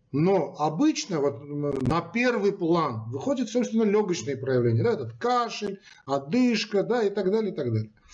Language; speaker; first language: Russian; non-native, local second language; Armenian